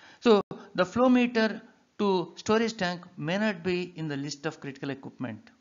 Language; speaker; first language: English; non-native, local second language; Telugu